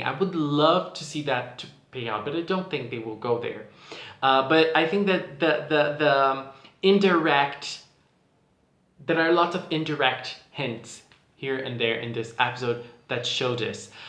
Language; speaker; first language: English; non-native, fluent; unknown